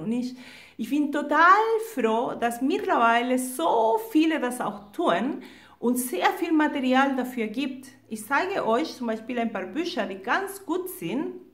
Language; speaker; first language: German; non-native, fluent; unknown